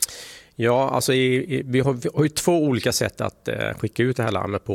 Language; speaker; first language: Swedish; native; Swedish